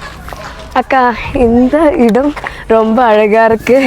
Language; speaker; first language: Tamil; non-native, learner; Malayalam